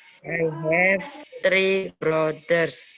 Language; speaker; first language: English; non-native, learner; Indonesian